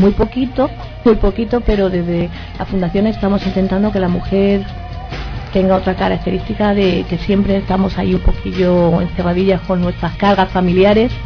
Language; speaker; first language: Spanish; native; Spanish